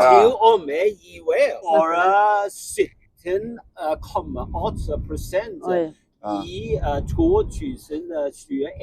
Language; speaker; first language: Norwegian; non-native, learner; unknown